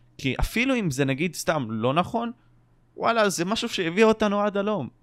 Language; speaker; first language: Hebrew; native; Hebrew